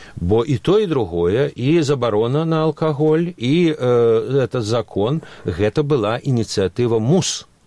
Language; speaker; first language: Belarusian; non-native, local second language; Russian